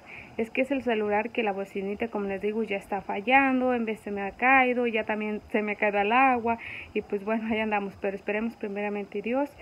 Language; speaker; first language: Spanish; native; Spanish